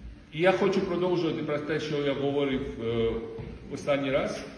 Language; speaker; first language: Ukrainian; non-native, fluent; Georgian